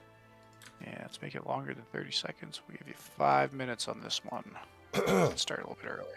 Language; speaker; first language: English; native; English